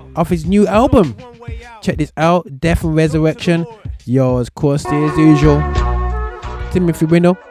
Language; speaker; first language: English; native; English